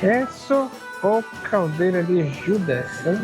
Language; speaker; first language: Spanish; non-native, learner; Portuguese